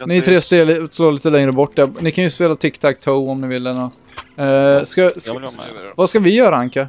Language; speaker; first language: Swedish; native; Swedish